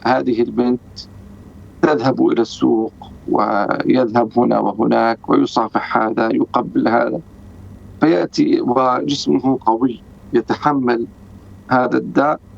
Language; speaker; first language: Arabic; native; Arabic